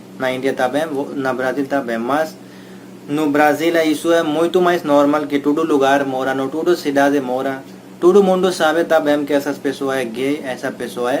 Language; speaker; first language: Portuguese; non-native, learner; Hindi